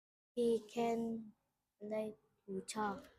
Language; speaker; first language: English; non-native, learner; Vietnamese